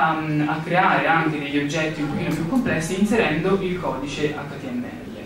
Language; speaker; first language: Italian; native; Italian